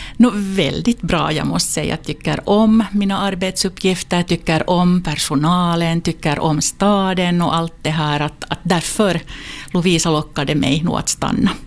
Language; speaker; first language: Swedish; non-native, local second language; Finnish